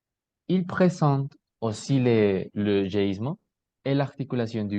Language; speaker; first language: French; non-native, learner; Spanish